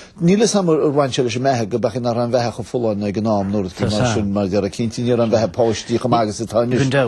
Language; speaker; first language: Irish; native; Irish